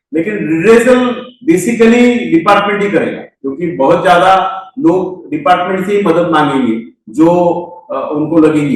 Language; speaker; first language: Hindi; non-native, local second language; Marathi